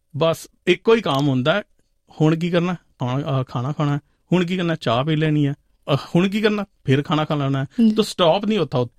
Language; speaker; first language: Punjabi; non-native, local second language; Hindi